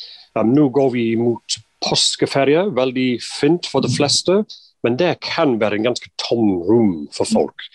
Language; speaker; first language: Norwegian; non-native, fluent; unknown